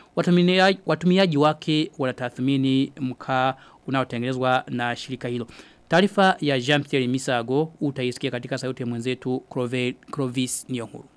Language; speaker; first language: Swahili; non-native, local second language; Rundi